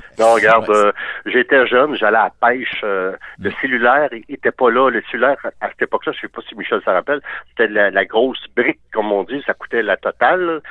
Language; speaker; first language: French; native; French